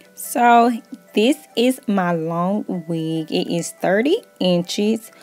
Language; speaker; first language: English; native; English